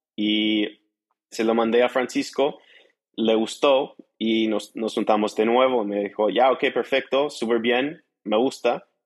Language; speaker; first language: Spanish; non-native, fluent; English